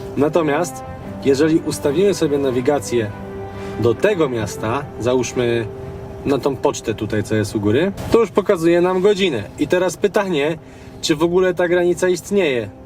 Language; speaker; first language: Polish; native; Polish